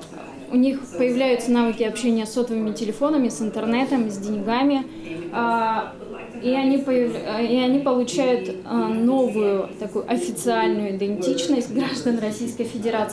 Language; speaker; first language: Russian; native; Russian